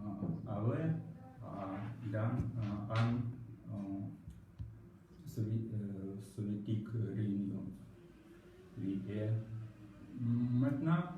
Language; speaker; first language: French; non-native, learner; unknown